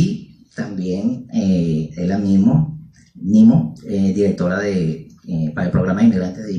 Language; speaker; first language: Spanish; native; Spanish